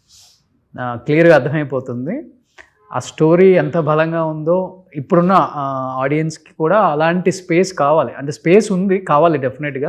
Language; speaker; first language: Telugu; native; Telugu